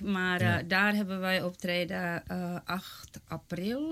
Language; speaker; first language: Dutch; non-native, fluent; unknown